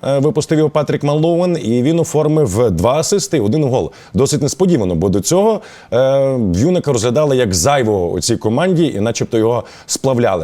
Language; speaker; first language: Ukrainian; native; Ukrainian